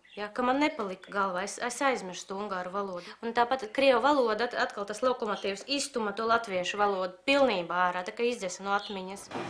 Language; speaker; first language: Latvian; early bilingual, other home language; Russian